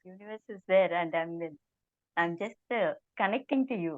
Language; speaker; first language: English; non-native, local second language; Telugu